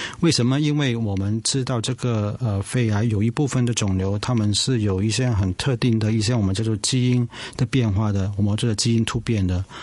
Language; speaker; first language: Chinese; non-native, local second language; Cantonese